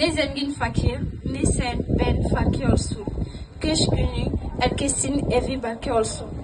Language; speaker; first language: Turkish; non-native, learner; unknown